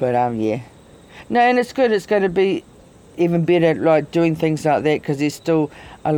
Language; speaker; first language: English; native; English